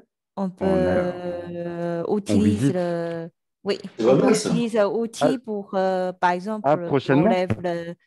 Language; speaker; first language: French; non-native, learner; Chinese